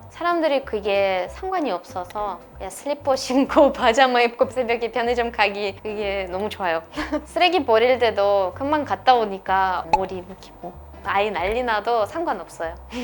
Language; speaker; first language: Korean; non-native, fluent; Russian